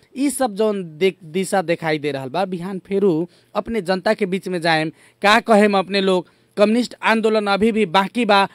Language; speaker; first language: Bhojpuri; native; Bhojpuri